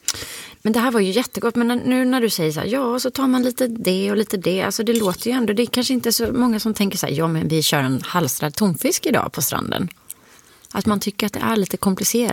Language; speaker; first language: Swedish; native; Swedish